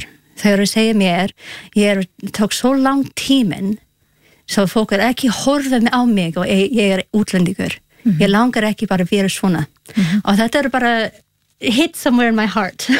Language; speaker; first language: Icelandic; non-native, learner; Spanish